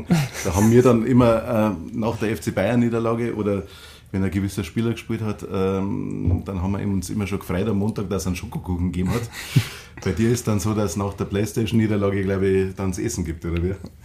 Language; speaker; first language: German; native; German